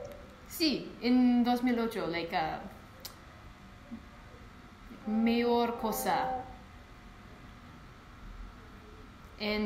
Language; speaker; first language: Spanish; non-native, learner; English